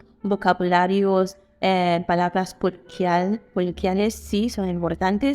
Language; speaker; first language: Spanish; non-native, fluent; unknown